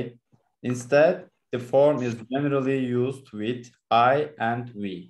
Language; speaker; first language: English; non-native, learner; Turkish